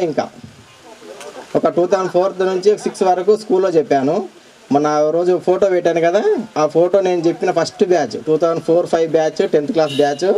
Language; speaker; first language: Telugu; native; Telugu